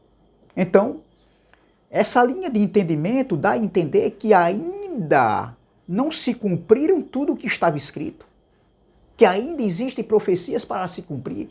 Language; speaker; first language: Portuguese; native; Portuguese